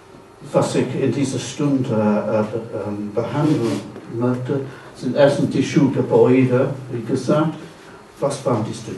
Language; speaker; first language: German; non-native, fluent; English